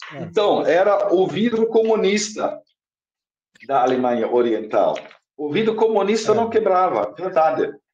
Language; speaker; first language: Portuguese; non-native, fluent; German